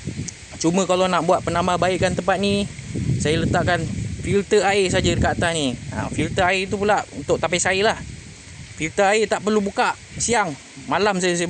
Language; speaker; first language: Malay; native; Malay